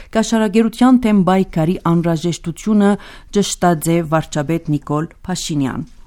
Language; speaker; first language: Armenian; early bilingual, heritage; Armenian